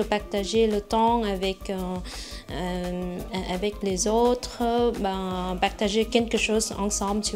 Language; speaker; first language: French; non-native, fluent; Vietnamese